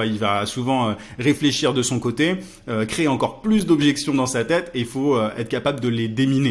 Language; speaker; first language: French; native; French